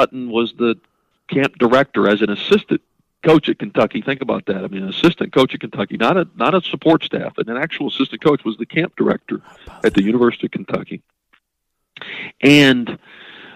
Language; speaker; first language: English; native; English